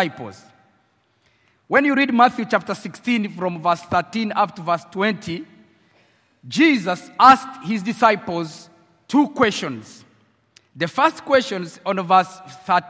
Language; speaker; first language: English; non-native, local second language; French